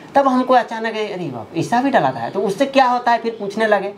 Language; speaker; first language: Hindi; native; Hindi